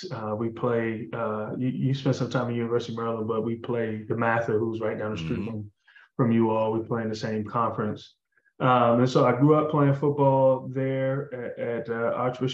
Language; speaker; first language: English; native; English